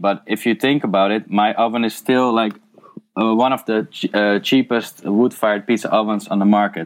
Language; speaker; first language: English; non-native, fluent; Dutch